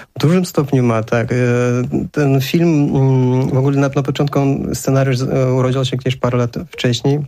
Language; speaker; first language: Polish; non-native, fluent; Azerbaijani